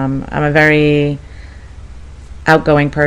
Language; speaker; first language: English; native; English